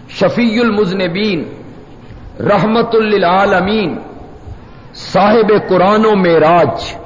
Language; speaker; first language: Urdu; native; Urdu